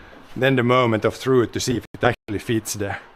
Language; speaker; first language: English; non-native, fluent; Swedish